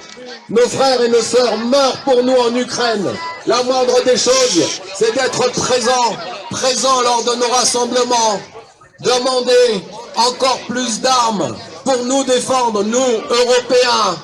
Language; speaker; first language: French; non-native, fluent; Ukrainian